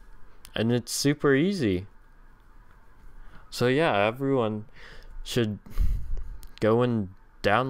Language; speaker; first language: English; native; English